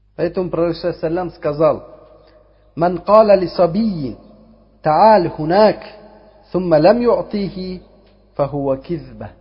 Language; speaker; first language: Russian; non-native, learner; Uzbek